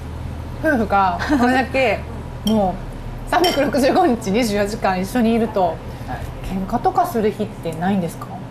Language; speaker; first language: Japanese; native; Japanese